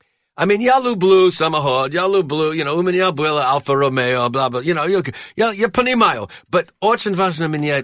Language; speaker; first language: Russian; non-native, learner; English